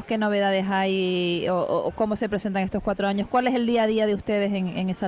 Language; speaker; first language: Spanish; native; Spanish